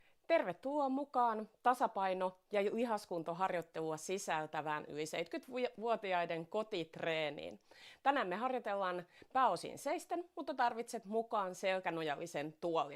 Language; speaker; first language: Finnish; native; Finnish